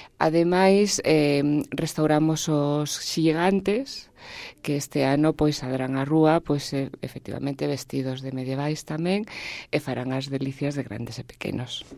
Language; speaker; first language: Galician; native; Galician